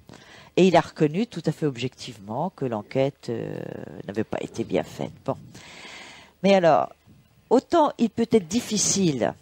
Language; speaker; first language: French; native; French